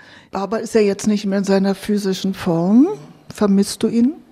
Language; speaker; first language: German; native; German